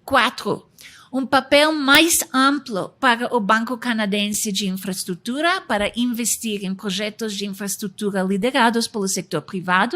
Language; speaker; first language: Portuguese; non-native, fluent; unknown